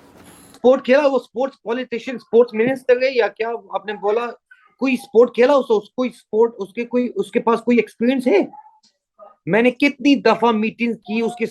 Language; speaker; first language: Hindi; early bilingual, heritage; English